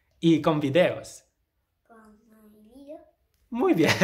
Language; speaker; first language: Spanish; non-native, fluent; Italian